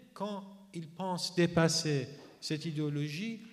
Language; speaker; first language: French; non-native, fluent; Persian